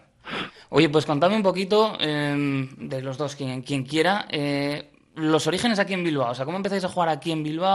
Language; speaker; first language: Spanish; native; Spanish